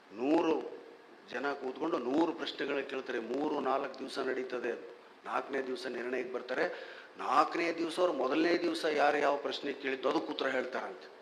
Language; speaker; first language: Kannada; native; Kannada